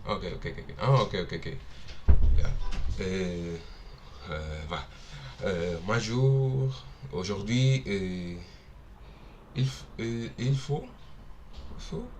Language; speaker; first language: French; non-native, learner; Portuguese